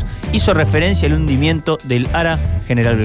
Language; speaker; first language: Spanish; native; Spanish